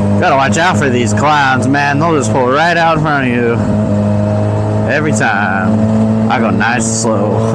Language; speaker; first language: English; native; English